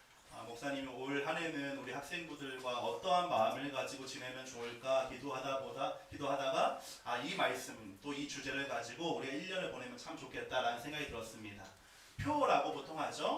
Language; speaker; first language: Korean; native; Korean